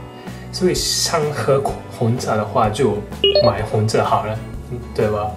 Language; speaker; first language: Chinese; non-native, fluent; Japanese